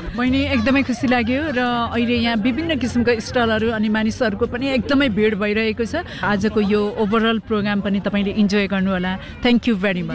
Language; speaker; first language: Nepali; native; Nepali